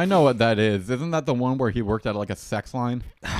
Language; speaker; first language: English; native; English